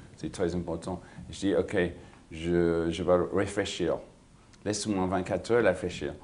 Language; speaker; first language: French; non-native, learner; English